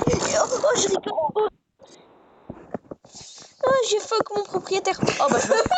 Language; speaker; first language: French; native; French